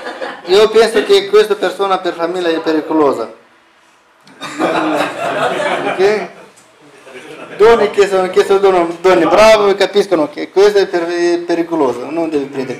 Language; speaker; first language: Italian; non-native, fluent; Romanian